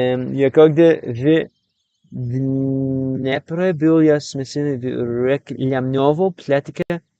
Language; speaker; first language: Russian; non-native, learner; English